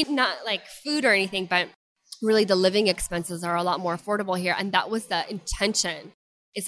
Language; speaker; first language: English; non-native, fluent; Russian